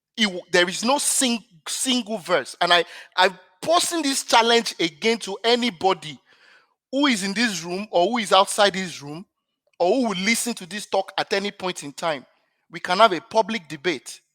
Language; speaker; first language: English; non-native, local second language; Yoruba